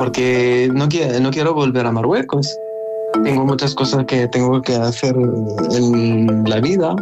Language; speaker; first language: Spanish; non-native, learner; Arabic